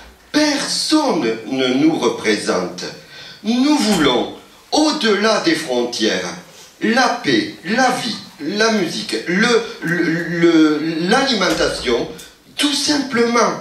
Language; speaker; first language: French; native; French